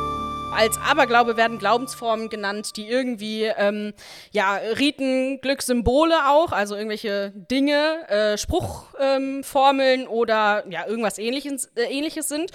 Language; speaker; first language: German; native; German